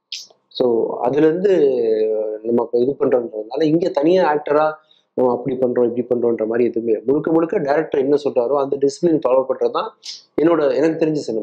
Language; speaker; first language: Tamil; native; Tamil